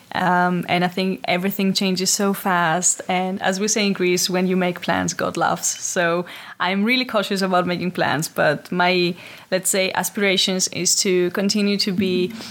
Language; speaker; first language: English; non-native, fluent; Greek